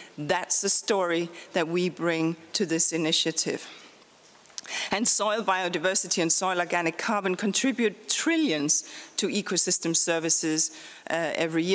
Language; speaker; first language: English; non-native, fluent; Danish